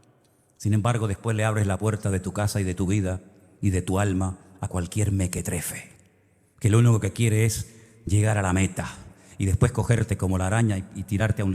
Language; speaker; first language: Spanish; native; Spanish